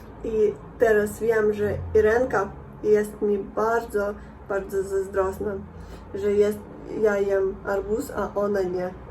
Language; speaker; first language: Polish; non-native, learner; Russian